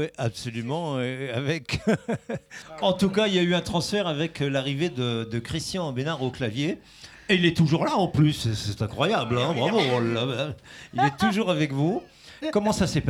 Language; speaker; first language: French; native; French